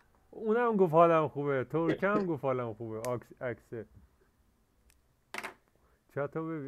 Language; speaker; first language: Persian; non-native, local second language; Azerbaijani